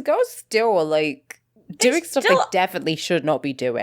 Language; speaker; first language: English; native; English